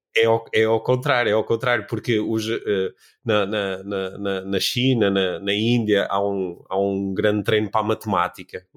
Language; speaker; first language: Portuguese; native; Portuguese